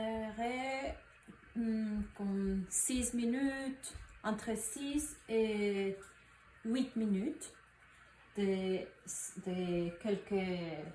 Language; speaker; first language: French; non-native, learner; Spanish